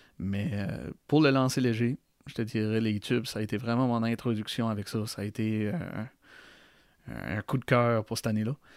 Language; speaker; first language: French; native; French